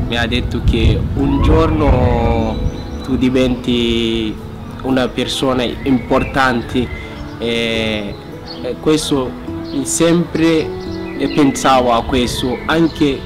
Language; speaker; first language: Italian; non-native, learner; Hausa